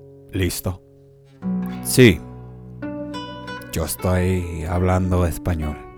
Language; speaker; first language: Spanish; early bilingual, other home language; English